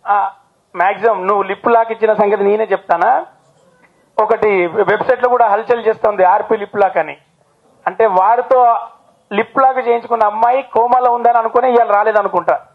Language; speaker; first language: Telugu; native; Telugu